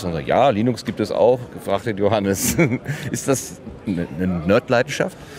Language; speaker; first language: German; native; German